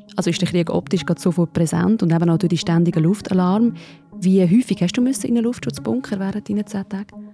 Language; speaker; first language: German; native; German